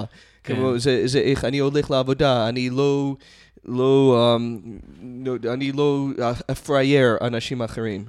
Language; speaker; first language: Hebrew; non-native, fluent; English